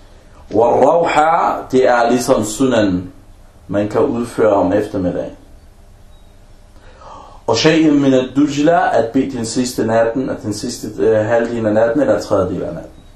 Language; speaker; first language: Danish; non-native, fluent; Arabic